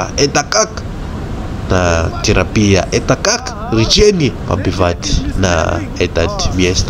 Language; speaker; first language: Russian; non-native, fluent; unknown